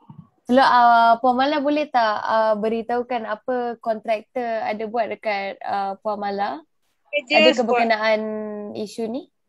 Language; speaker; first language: Malay; native; Malay